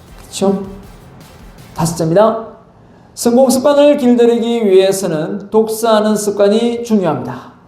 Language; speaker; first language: Korean; native; Korean